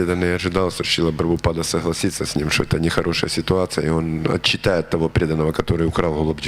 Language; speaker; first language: Russian; native; Russian